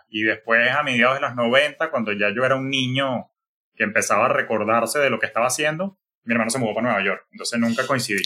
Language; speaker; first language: Spanish; native; Spanish